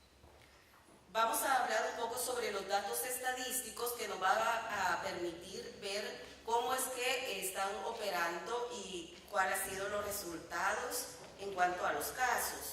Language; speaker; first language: Spanish; native; Spanish